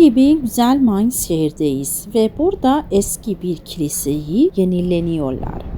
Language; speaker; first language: Turkish; non-native, fluent; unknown